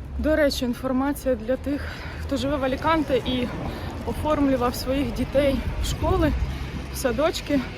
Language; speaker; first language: Ukrainian; native; Ukrainian